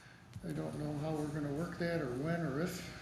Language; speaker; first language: English; native; English